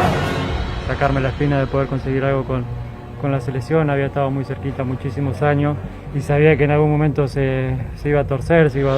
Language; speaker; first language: Spanish; native; Spanish